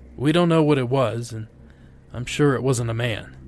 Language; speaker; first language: English; non-native, fluent; Portuguese